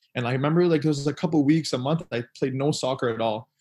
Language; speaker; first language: English; native; English